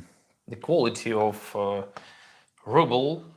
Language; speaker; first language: English; non-native, learner; Russian